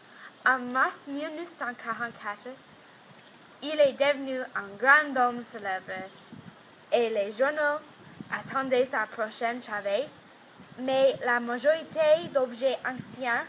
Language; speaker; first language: French; non-native, learner; English